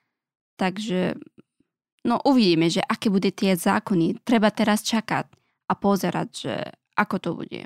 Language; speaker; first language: Slovak; non-native, learner; Pashto